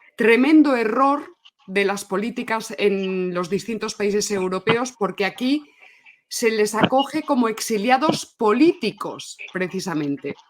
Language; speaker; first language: Spanish; native; Spanish